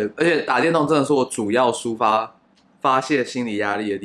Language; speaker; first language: Chinese; native; Chinese